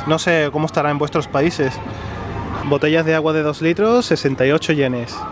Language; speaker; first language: Spanish; native; Spanish